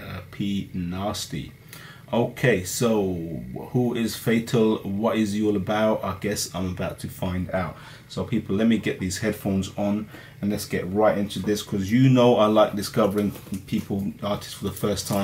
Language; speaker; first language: English; early bilingual, other home language; Hindi